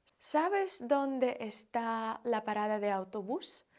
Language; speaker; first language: Spanish; non-native, fluent; Ukrainian